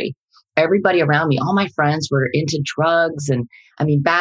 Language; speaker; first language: English; native; English